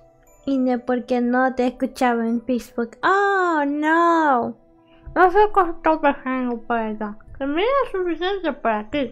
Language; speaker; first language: Spanish; early bilingual, heritage; English